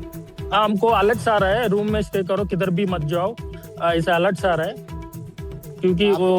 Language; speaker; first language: Hindi; non-native, local second language; Telugu